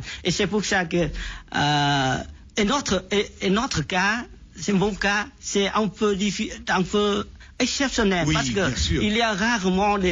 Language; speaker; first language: French; non-native, fluent; Vietnamese